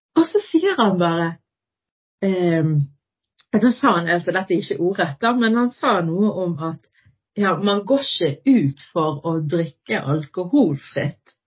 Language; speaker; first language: Norwegian; early bilingual, other home language; Arabic